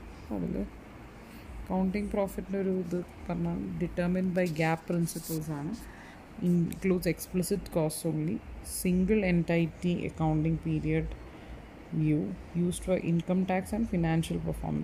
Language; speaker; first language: English; non-native, local second language; Malayalam